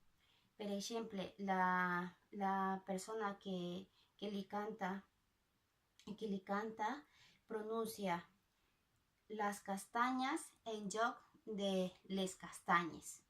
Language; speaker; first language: Catalan; non-native, local second language; Spanish